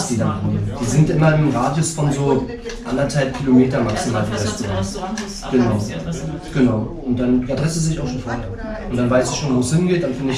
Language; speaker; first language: German; native; German